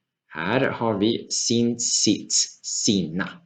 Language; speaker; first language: Swedish; non-native, fluent; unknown